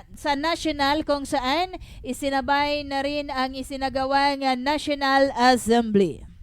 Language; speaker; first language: Filipino; non-native, local second language; Bikol